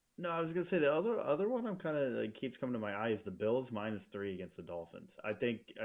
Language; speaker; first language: English; native; English